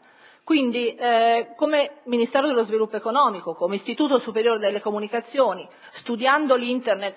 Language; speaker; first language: Italian; native; Italian